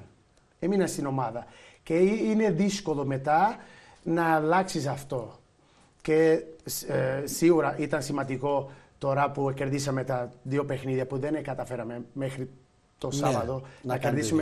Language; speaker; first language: Greek; non-native, fluent; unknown